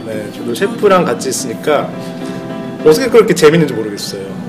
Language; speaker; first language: Korean; non-native, fluent; Japanese